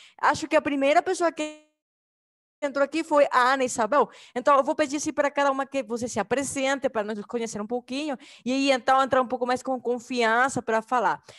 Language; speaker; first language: Portuguese; non-native, fluent; Spanish